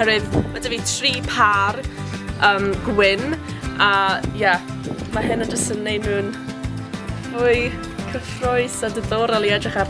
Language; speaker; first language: Welsh; non-native, local second language; English